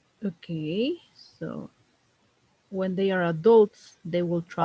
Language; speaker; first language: English; non-native, fluent; Spanish